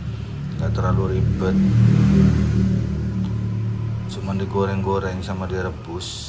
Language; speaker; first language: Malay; non-native, local second language; Javanese